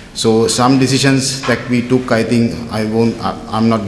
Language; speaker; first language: English; non-native, local second language; Sinhala